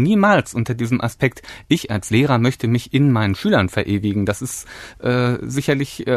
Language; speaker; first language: German; native; German